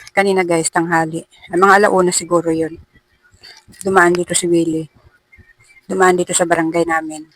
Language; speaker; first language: Filipino; non-native, local second language; Cebuano